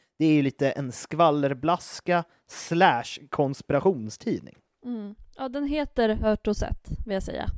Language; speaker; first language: Swedish; native; Swedish